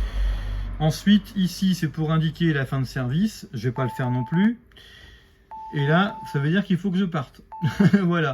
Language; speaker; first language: French; native; French